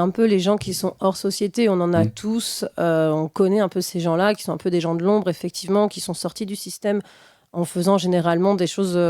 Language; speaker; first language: French; native; French